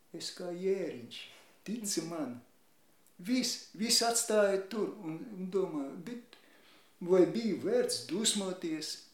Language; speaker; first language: Latvian; non-native, local second language; Russian